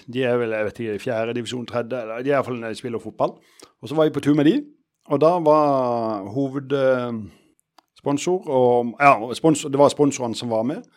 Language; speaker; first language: Norwegian; native; Norwegian